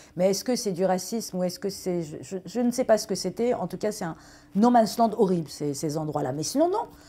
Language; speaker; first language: French; early bilingual, other home language; Persian